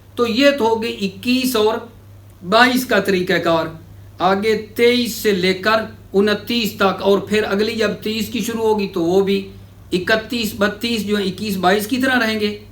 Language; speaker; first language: Urdu; native; Urdu